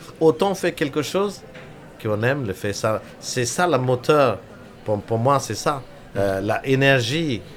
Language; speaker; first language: French; non-native, fluent; Hindi